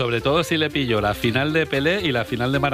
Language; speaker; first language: Spanish; native; Spanish